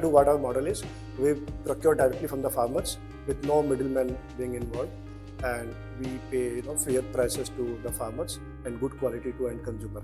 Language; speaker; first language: English; non-native, local second language; Hindi